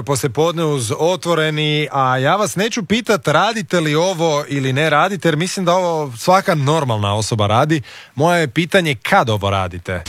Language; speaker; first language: Croatian; native; Croatian